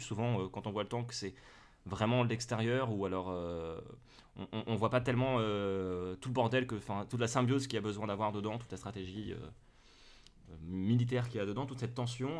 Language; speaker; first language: French; native; French